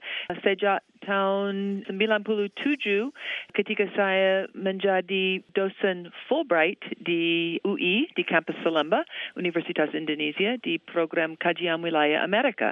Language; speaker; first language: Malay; non-native, fluent; English